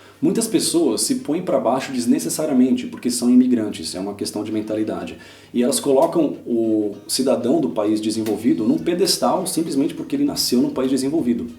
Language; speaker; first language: Portuguese; native; Portuguese